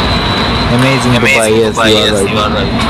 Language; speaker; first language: English; non-native, learner; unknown